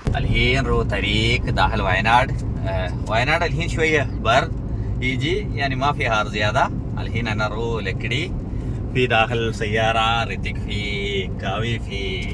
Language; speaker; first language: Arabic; non-native, learner; Malayalam